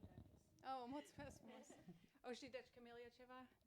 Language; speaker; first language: Romanian; early bilingual, heritage; English